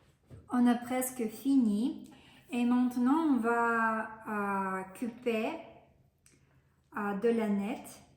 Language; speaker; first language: French; non-native, fluent; Russian